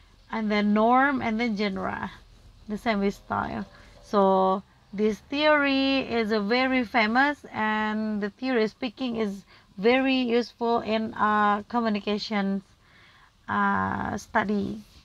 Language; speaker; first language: English; non-native, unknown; Indonesian